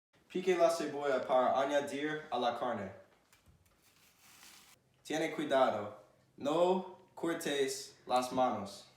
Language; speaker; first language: Spanish; non-native, learner; English